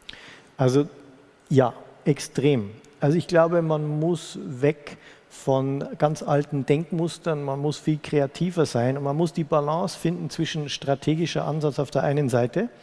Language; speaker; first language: German; native; German